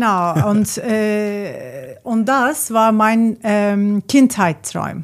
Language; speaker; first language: German; non-native, learner; Turkish